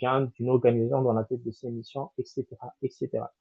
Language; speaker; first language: French; non-native, local second language; Malagasy